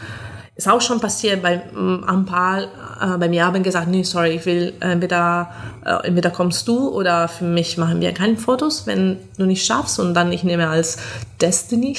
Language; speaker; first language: German; non-native, fluent; Italian